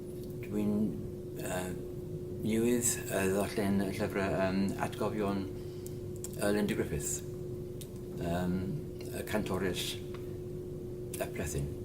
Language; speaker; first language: Welsh; non-native, learner; English